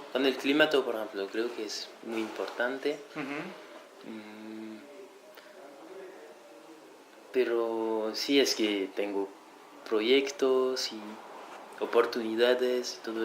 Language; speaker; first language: Spanish; non-native, fluent; French